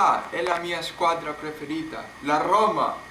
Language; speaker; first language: Italian; non-native, learner; English